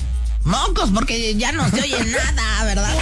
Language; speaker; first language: Spanish; native; Spanish